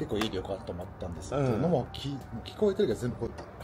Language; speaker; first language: Japanese; native; Japanese